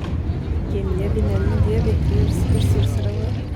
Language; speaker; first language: Turkish; native; Turkish